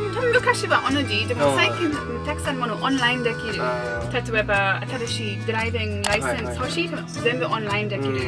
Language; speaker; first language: Japanese; non-native, learner; English